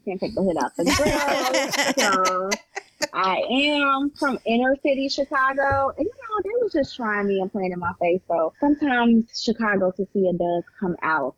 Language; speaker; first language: English; native; English